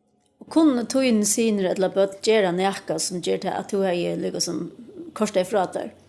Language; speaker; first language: Danish; non-native, local second language; Faroese